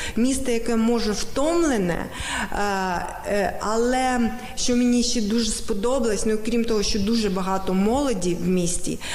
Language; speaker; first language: Ukrainian; native; Ukrainian